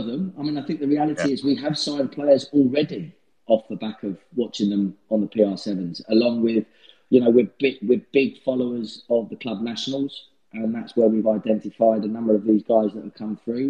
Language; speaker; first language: English; native; English